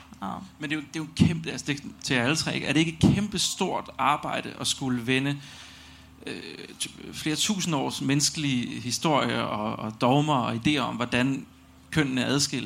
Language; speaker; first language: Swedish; non-native, learner; Danish